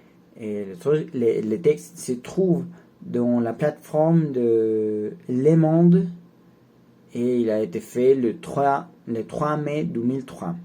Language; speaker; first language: French; non-native, learner; Spanish